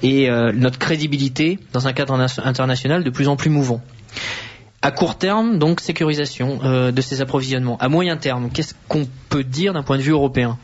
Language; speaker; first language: French; native; French